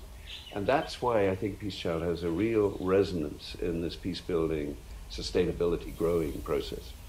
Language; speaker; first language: English; native; English